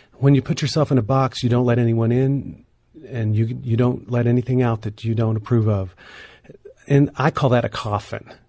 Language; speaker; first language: English; native; English